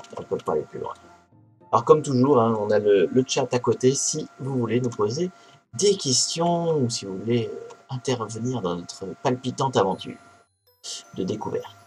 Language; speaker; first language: French; native; French